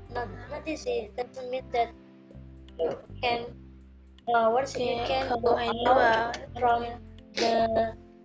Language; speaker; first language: English; non-native, learner; Indonesian